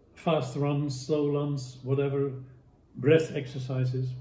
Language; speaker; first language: English; non-native, fluent; Dutch